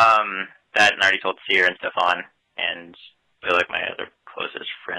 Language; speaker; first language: English; native; English